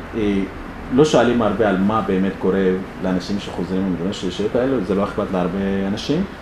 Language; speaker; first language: Hebrew; non-native, fluent; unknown